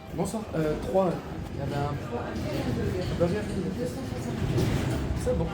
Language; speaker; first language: French; native; French